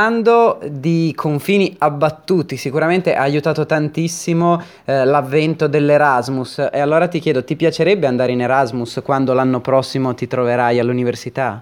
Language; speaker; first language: Italian; native; Italian